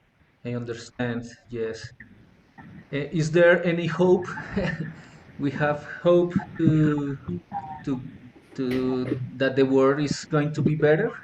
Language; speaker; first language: English; non-native, fluent; Spanish